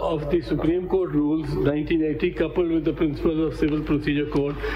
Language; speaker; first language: English; non-native, local second language; Urdu